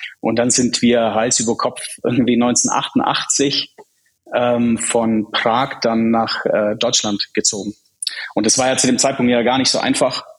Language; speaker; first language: German; early bilingual, other home language; Czech